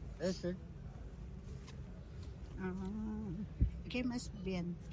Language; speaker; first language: Spanish; non-native, learner; Filipino